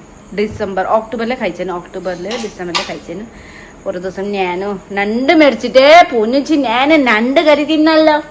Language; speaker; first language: Malayalam; non-native, fluent; Nepali